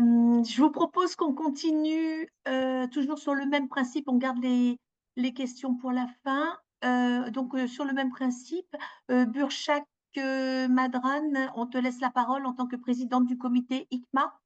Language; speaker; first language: French; native; French